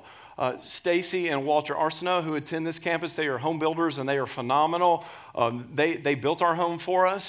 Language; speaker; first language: English; native; English